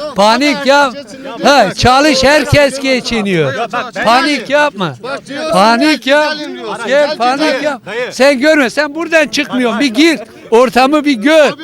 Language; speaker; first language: Turkish; native; Turkish